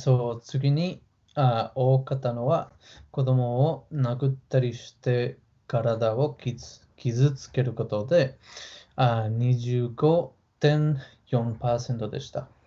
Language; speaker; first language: Japanese; non-native, learner; English